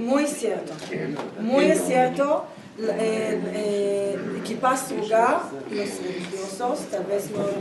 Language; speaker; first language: Spanish; non-native, fluent; Hebrew